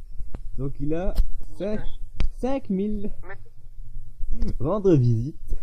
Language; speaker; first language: French; native; French